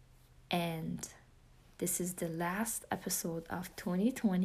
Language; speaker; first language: English; non-native, fluent; Persian